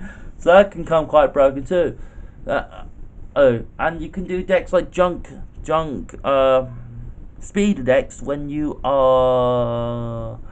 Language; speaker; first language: English; native; English